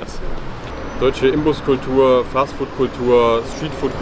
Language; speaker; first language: German; native; German